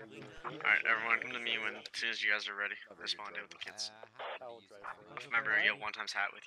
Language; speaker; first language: English; native; English